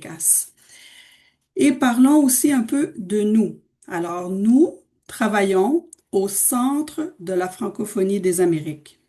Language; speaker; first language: French; native; French